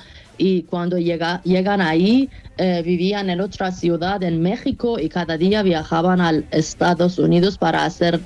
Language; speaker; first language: Spanish; non-native, fluent; Persian